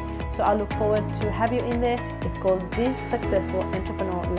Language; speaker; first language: English; non-native, fluent; Italian